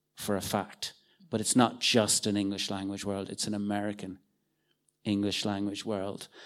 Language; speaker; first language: English; native; English